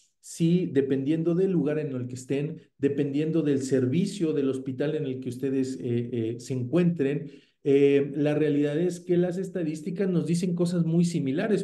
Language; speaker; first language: Spanish; native; Spanish